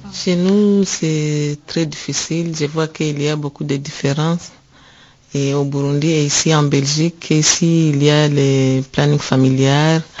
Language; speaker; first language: French; non-native, learner; Rundi